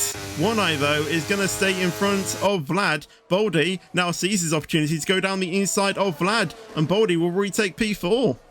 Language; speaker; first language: English; native; English